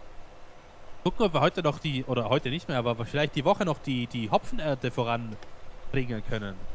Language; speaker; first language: German; native; German